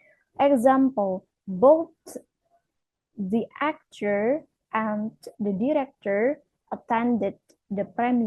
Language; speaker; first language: English; non-native, fluent; Indonesian